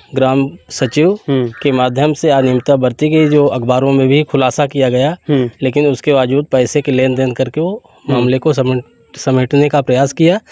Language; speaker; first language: Hindi; native; Hindi